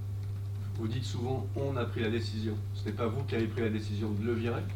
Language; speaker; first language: French; native; French